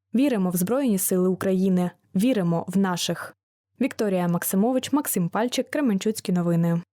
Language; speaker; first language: Ukrainian; native; Ukrainian